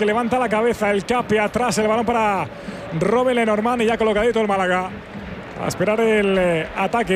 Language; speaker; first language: Spanish; native; Spanish